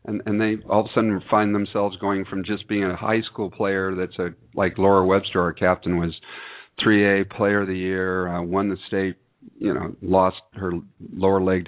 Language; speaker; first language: English; native; English